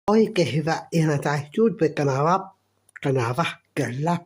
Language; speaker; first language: Finnish; non-native, learner; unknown